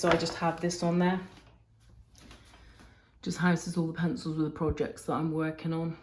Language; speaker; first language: English; native; English